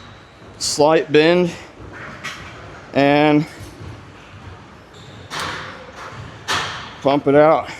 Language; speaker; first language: English; native; English